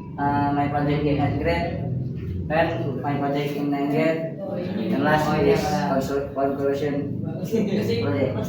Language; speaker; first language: English; non-native, learner; Indonesian